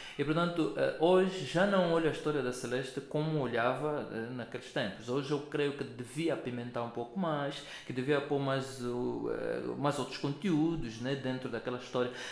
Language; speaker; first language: Portuguese; native; Portuguese